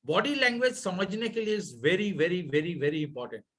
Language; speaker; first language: Hindi; non-native, local second language; Bangla